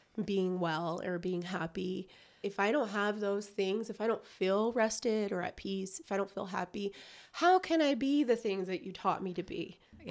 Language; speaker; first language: English; early bilingual, other home language; Spanish